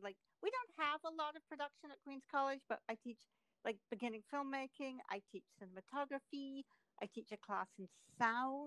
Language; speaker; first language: English; native; English